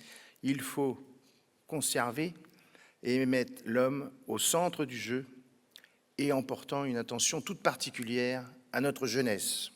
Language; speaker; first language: French; native; French